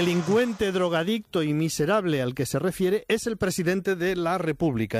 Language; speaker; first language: Spanish; native; Spanish